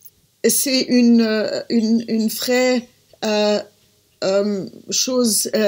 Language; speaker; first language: French; non-native, fluent; German